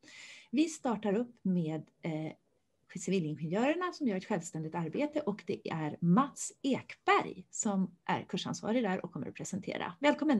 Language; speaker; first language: Swedish; native; Swedish